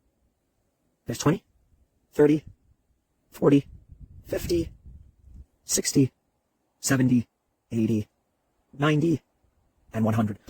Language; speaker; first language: English; native; English